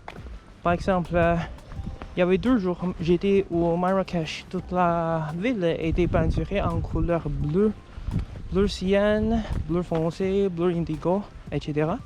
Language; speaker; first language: French; non-native, fluent; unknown